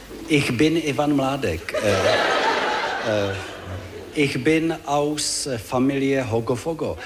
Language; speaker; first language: German; non-native, learner; Czech